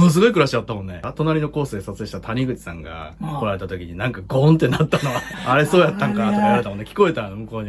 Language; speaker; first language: Japanese; native; Japanese